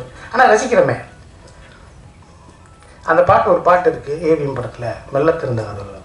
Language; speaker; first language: Tamil; native; Tamil